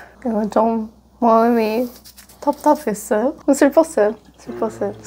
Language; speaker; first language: Korean; non-native, learner; Russian